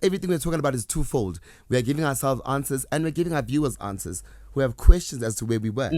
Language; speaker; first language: English; non-native, local second language; Zulu